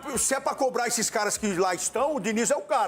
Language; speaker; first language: Portuguese; native; Portuguese